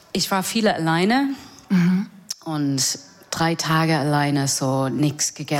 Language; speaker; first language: German; non-native, fluent; English